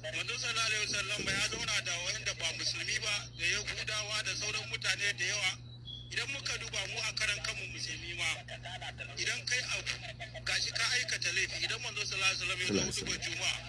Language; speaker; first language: Hausa; native; Hausa